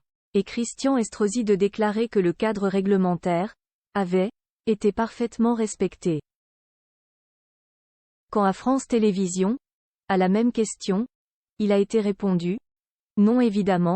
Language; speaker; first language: French; native; French